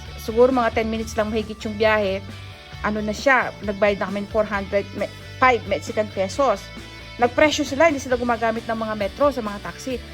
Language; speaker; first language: Filipino; non-native, local second language; Pampanga